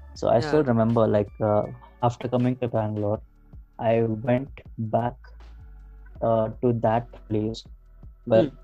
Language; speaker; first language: English; non-native, local second language; Hindi